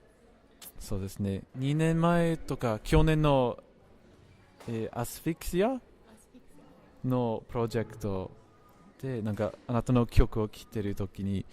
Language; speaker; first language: Japanese; non-native, fluent; English